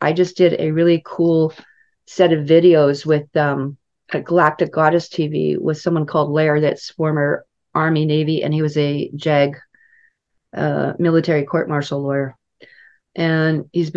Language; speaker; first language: English; native; English